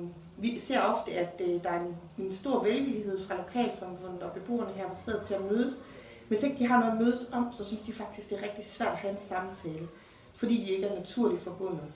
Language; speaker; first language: Danish; native; Danish